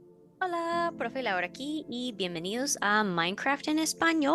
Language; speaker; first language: Spanish; non-native, fluent; English